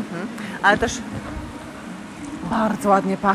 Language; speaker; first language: Polish; native; Polish